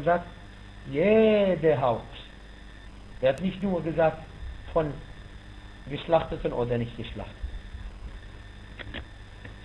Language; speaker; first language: German; non-native, fluent; Arabic